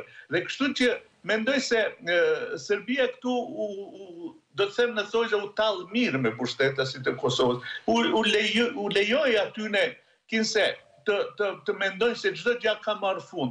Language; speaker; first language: Albanian; native; Albanian